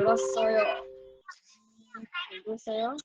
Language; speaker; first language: Korean; non-native, fluent; Indonesian